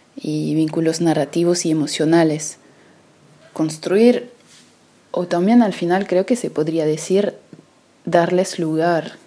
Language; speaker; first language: Spanish; early bilingual, other home language; French